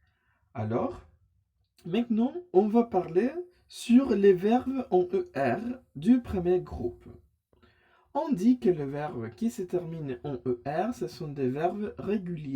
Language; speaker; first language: French; non-native, fluent; Spanish